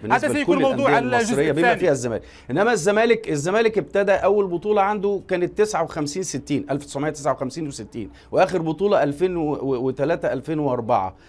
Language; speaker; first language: Arabic; native; Arabic